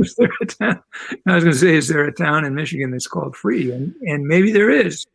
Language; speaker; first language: English; native; English